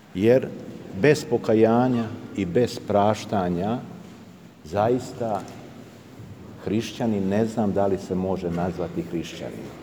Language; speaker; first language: Serbian; native; Serbian